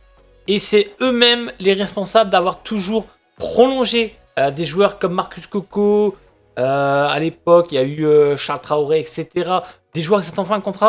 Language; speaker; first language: French; native; French